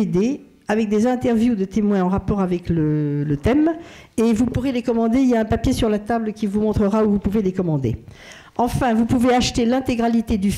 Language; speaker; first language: French; native; French